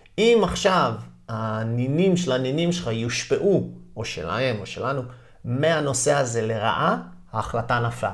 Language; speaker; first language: Hebrew; native; Hebrew